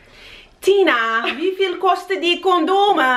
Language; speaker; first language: German; non-native, learner; Dutch